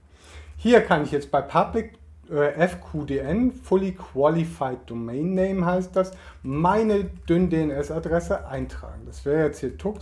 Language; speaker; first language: German; native; German